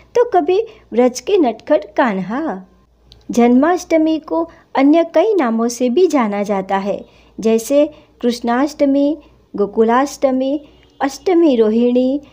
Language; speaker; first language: Hindi; non-native, local second language; Gujarati